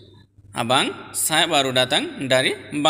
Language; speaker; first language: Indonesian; non-native, learner; Bangla